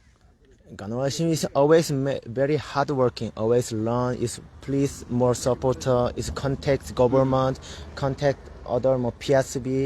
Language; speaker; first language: English; non-native, learner; Korean